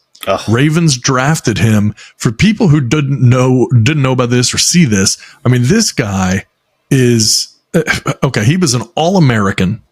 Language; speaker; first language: English; native; English